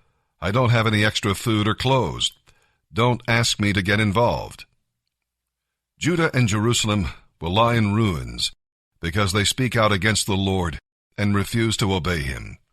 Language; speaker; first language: English; native; English